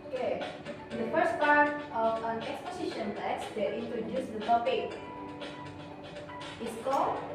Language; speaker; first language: English; non-native, learner; Indonesian